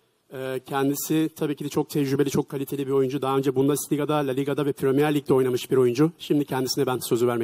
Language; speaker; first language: Turkish; native; Turkish